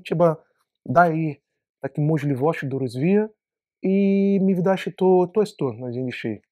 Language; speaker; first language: Polish; non-native, learner; Portuguese